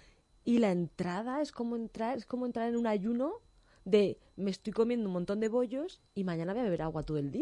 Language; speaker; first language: Spanish; native; Spanish